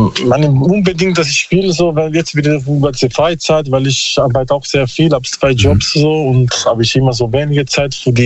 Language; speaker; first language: German; non-native, learner; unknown